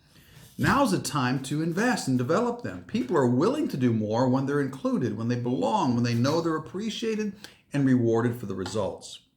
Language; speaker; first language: English; native; English